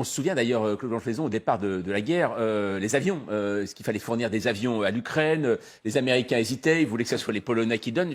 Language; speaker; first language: French; native; French